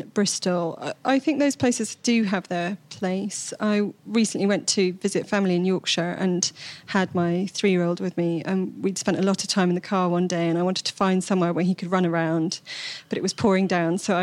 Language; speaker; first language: English; native; English